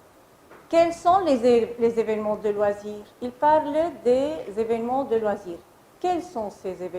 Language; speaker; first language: French; non-native, fluent; Arabic